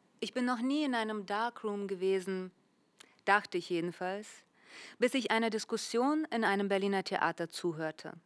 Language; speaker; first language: German; early bilingual, other home language; Russian